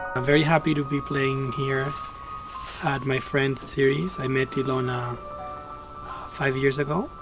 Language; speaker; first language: English; non-native, fluent; Spanish